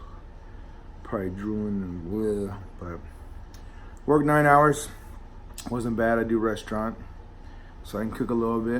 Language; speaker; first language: English; native; English